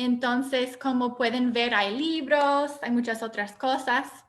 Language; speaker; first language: Spanish; non-native, fluent; English